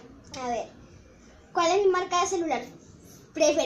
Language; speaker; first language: Spanish; native; Spanish